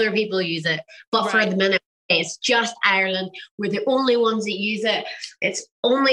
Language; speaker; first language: English; native; English